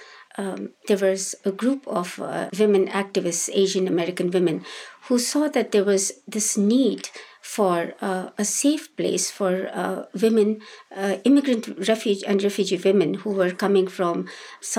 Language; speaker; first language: English; non-native, local second language; Hindi